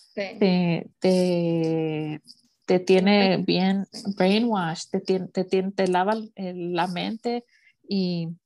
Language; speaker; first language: Spanish; early bilingual, heritage; Spanish